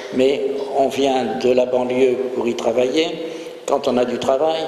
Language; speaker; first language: French; native; French